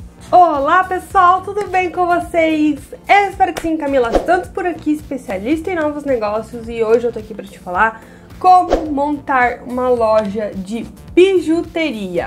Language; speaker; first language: Portuguese; native; Portuguese